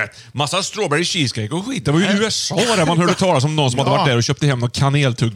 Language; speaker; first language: Swedish; native; Swedish